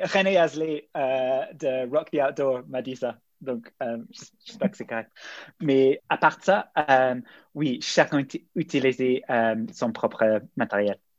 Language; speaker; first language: French; non-native, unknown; English